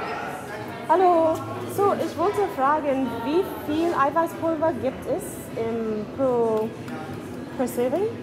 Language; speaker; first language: German; non-native, learner; English